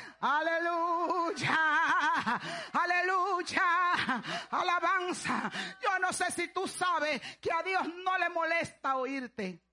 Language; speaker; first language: Spanish; native; Spanish